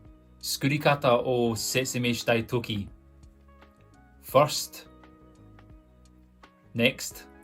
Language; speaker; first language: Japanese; non-native, fluent; English